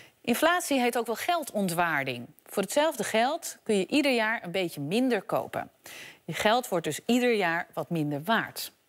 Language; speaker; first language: Dutch; native; Dutch